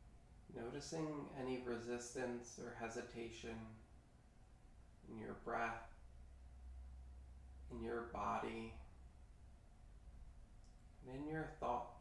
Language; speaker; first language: English; native; English